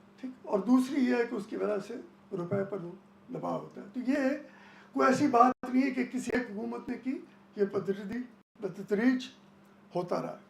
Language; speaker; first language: Urdu; non-native, local second language; Punjabi